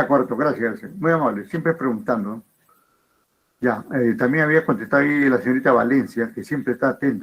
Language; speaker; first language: Spanish; native; Spanish